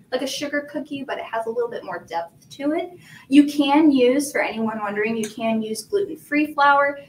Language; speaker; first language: English; native; English